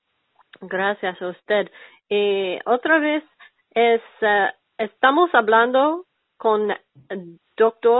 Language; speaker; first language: Spanish; non-native, learner; English